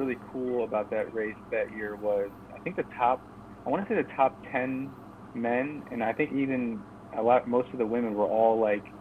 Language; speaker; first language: English; native; English